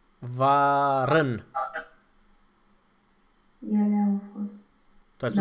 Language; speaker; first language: German; non-native, fluent; Romanian